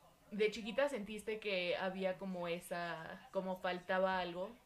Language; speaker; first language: Spanish; early bilingual, heritage; Spanish